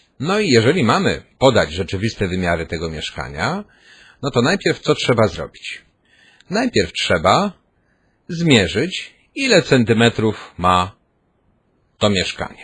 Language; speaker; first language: Polish; native; Polish